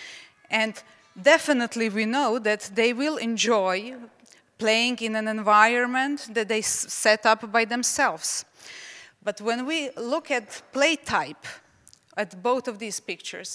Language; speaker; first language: English; non-native, fluent; Czech